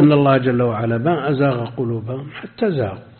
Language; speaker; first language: Arabic; native; Arabic